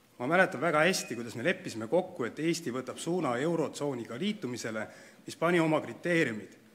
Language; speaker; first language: Estonian; native; Estonian